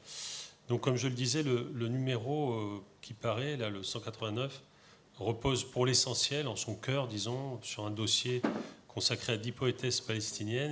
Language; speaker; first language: French; native; French